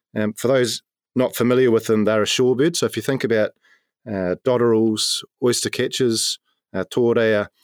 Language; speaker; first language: English; native; English